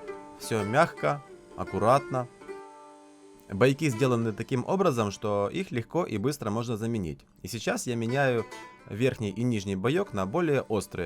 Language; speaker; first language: Russian; native; Russian